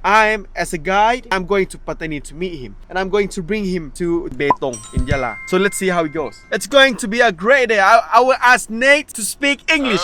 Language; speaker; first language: English; non-native, learner; Thai